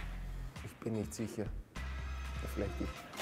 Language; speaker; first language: German; non-native, learner; English